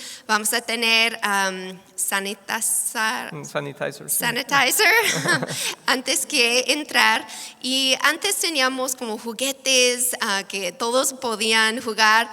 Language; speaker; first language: Spanish; non-native, fluent; English